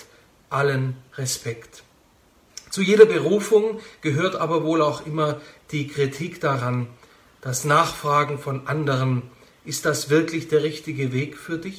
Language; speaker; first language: German; native; German